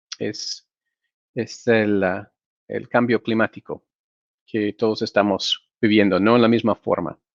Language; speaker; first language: Spanish; non-native, fluent; English